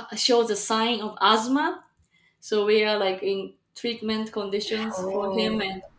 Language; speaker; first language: English; non-native, fluent; Japanese